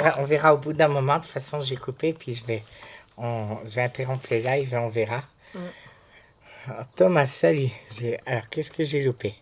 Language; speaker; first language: French; native; French